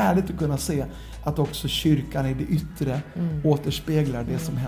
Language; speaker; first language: Swedish; native; Swedish